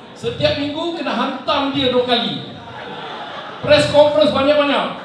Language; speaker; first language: Malay; non-native, local second language; Chinese